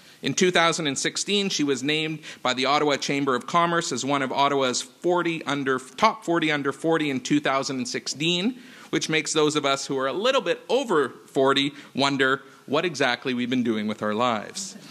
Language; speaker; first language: English; native; English